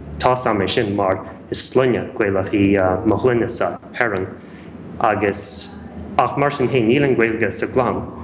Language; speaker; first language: Irish; non-native, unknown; English